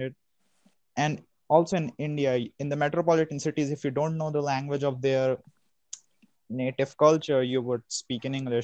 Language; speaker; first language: English; non-native, local second language; Hindi